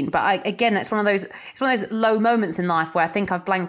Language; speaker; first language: English; native; English